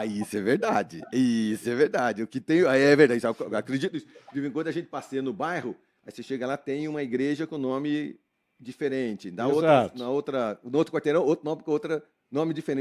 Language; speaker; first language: Portuguese; native; Portuguese